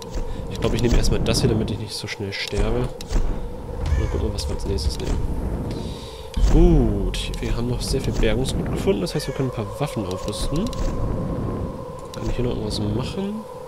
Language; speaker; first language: German; native; German